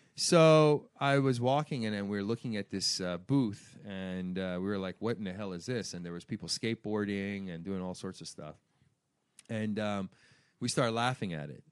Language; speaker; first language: English; early bilingual, other home language; Persian